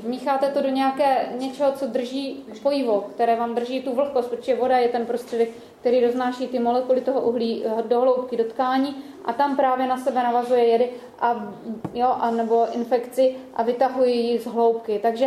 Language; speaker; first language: Czech; native; Czech